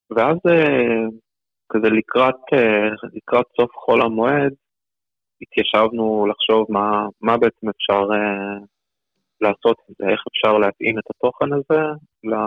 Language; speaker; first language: Hebrew; early bilingual, other home language; Russian